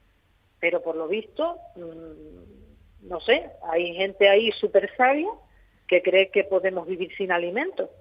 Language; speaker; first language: Spanish; native; Spanish